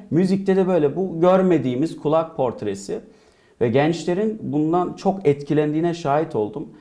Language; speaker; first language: Turkish; early bilingual, heritage; Turkish